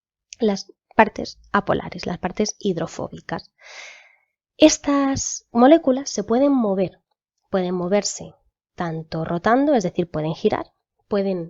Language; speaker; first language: Spanish; native; Spanish